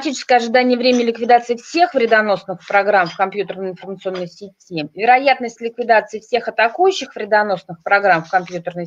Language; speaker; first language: Russian; native; Russian